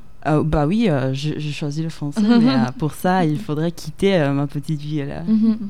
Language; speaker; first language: French; non-native, fluent; Slovak